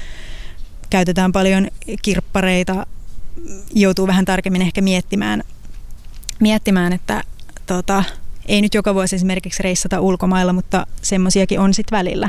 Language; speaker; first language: Finnish; native; Finnish